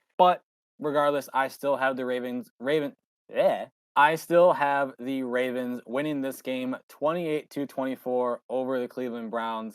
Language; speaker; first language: English; native; English